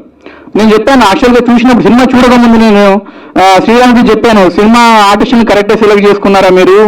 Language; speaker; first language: Telugu; native; Telugu